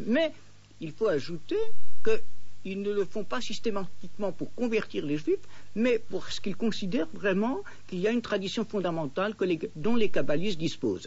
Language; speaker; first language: French; native; French